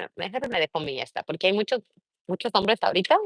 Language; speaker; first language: Spanish; early bilingual, heritage; Spanish